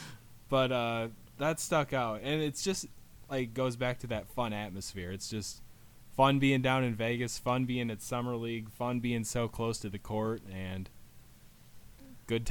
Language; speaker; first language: English; native; English